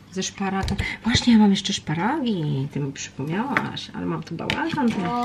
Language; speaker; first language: Polish; native; Polish